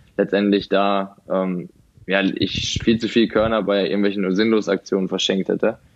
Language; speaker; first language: German; native; German